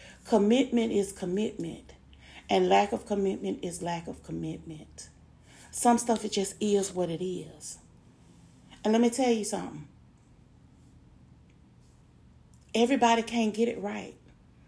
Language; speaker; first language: English; native; English